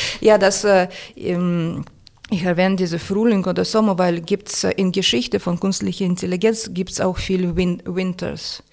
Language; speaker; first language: German; non-native, fluent; Russian